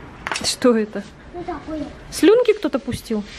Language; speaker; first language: Russian; native; Russian